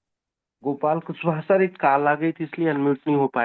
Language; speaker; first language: Hindi; native; Hindi